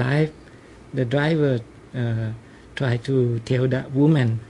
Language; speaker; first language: English; non-native, learner; Thai